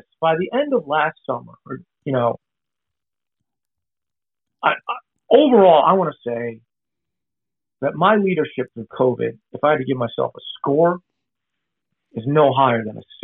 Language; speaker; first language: English; native; English